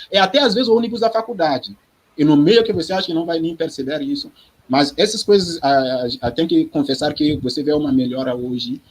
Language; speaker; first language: Portuguese; non-native, fluent; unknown